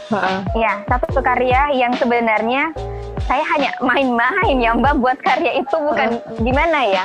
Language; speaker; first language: Indonesian; native; Indonesian